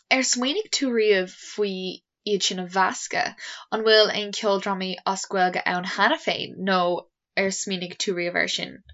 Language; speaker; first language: Irish; non-native, local second language; English